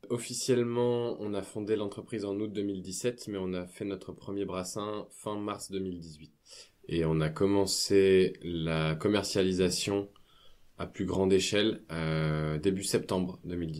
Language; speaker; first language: French; native; French